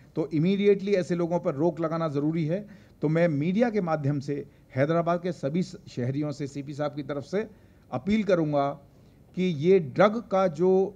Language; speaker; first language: Hindi; native; Hindi